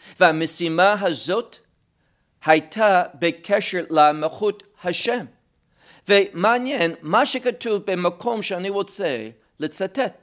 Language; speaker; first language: Hebrew; non-native, fluent; English